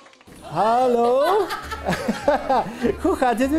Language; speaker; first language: Dutch; non-native, learner; Bulgarian